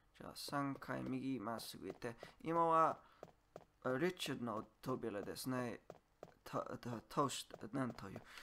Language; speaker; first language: Japanese; non-native, learner; English